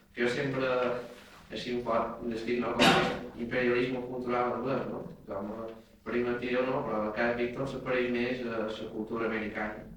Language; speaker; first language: Catalan; non-native, fluent; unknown